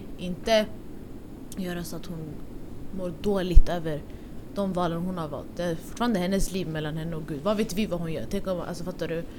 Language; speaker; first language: Swedish; early bilingual, other home language; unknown